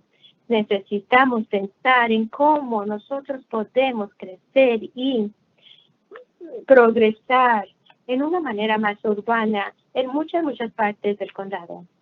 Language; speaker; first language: Spanish; non-native, fluent; English